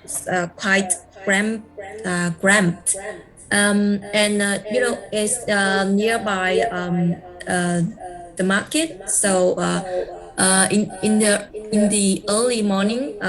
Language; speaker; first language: English; non-native, learner; Vietnamese